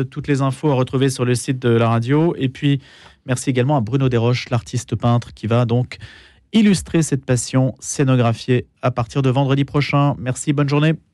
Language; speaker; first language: French; native; French